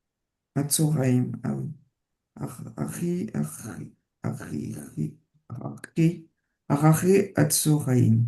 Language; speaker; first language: Hebrew; non-native, learner; French